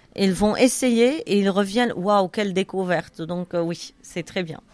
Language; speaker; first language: French; non-native, fluent; Arabic